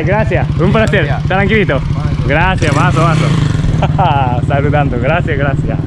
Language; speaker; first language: Spanish; non-native, learner; Japanese